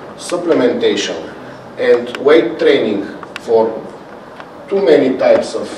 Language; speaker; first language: English; non-native, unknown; Bulgarian